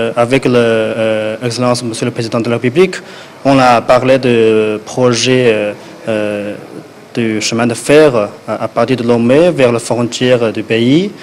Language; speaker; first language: French; non-native, fluent; Chinese